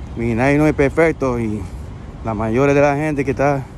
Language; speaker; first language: Spanish; early bilingual, heritage; Spanish